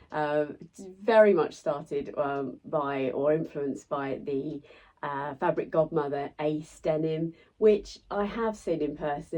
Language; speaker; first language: English; native; English